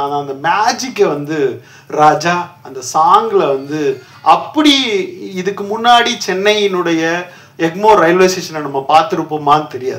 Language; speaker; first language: Tamil; native; Tamil